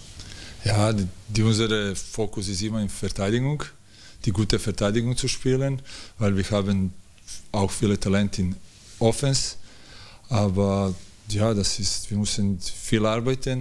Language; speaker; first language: German; non-native, learner; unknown